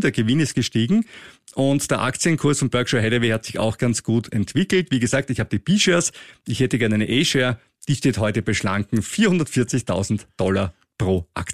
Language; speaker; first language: German; native; German